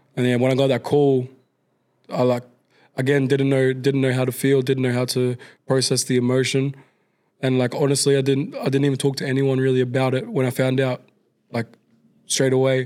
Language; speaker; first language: English; native; English